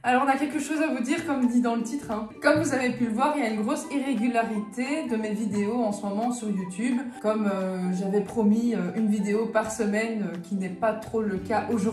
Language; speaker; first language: French; native; French